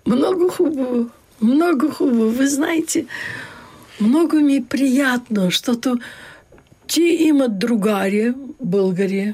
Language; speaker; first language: Bulgarian; early bilingual, heritage; Bulgarian